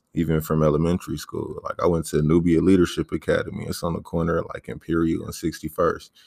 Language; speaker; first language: English; native; English